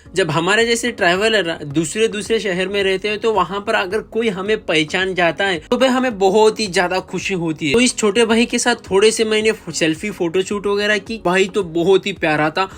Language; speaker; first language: Hindi; non-native, local second language; Kannada